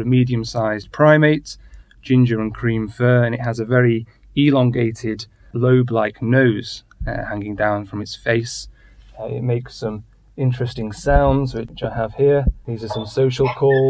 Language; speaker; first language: English; native; English